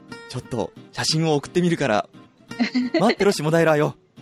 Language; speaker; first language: Japanese; native; Japanese